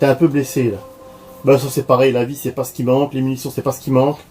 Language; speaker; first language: French; native; French